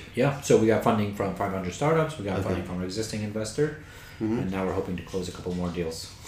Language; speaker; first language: English; native; English